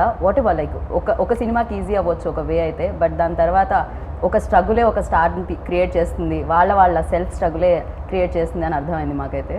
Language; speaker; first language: Telugu; native; Telugu